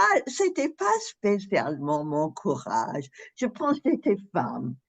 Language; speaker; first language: French; non-native, fluent; English